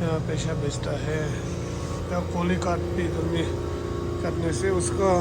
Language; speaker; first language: Hindi; non-native, local second language; Tibetan